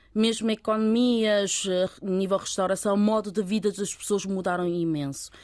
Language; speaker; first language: Portuguese; early bilingual, other home language; Chinese